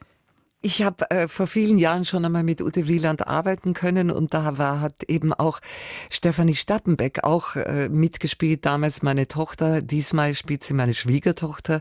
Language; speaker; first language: German; native; German